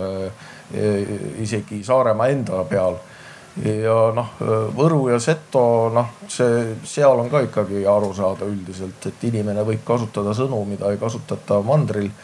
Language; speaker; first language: Estonian; native; Estonian